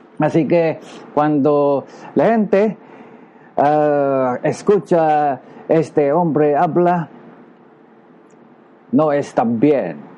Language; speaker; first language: Spanish; non-native, learner; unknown